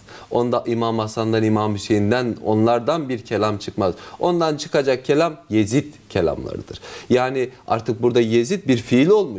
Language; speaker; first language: Turkish; native; Turkish